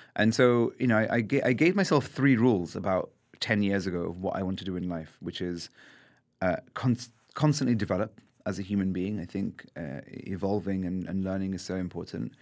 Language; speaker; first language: English; native; English